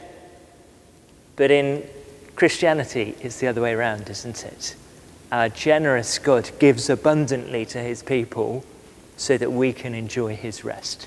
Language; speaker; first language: English; native; English